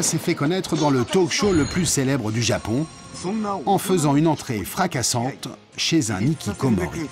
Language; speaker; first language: French; native; French